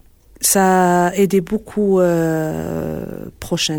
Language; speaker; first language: French; non-native, learner; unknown